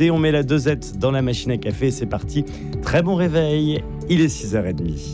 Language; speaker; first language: French; native; French